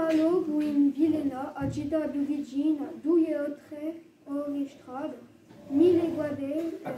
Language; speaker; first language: Italian; non-native, learner; French